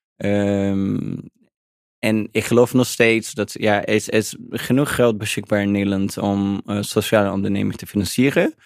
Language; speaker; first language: Dutch; non-native, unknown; Portuguese